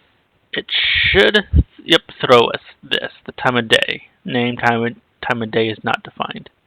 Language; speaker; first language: English; native; English